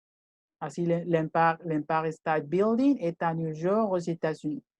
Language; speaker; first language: French; non-native, fluent; Spanish